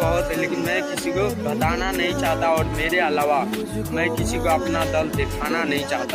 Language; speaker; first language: Hindi; non-native, fluent; Bangla